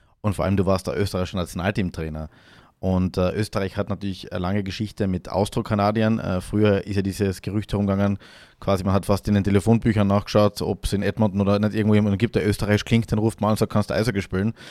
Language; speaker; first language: German; native; German